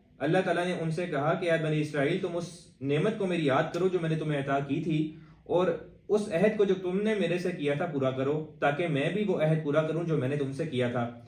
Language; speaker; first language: Urdu; native; Urdu